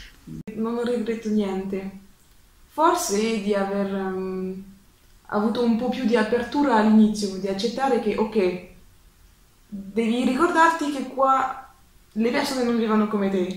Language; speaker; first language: Italian; non-native, learner; French